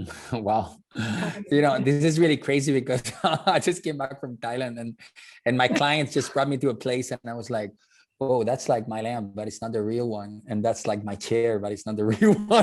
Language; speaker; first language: English; non-native, fluent; Spanish